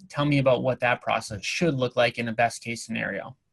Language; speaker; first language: English; native; English